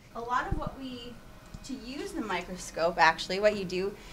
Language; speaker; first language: English; native; English